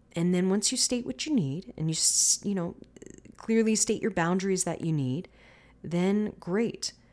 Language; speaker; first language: English; native; English